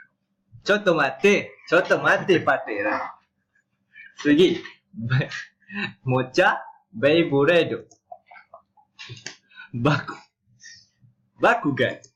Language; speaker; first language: Japanese; non-native, learner; Malay